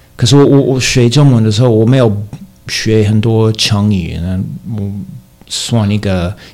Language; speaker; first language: Chinese; non-native, learner; English